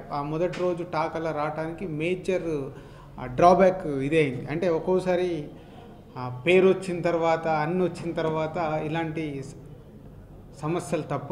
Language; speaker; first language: Telugu; native; Telugu